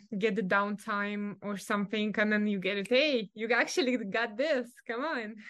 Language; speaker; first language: English; non-native, fluent; Russian